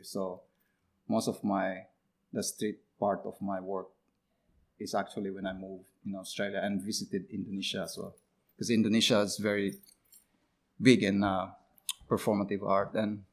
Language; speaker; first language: English; non-native, local second language; Cebuano